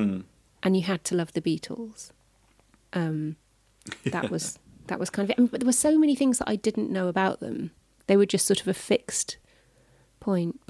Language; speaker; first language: English; native; English